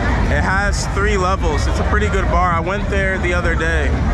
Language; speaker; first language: English; native; English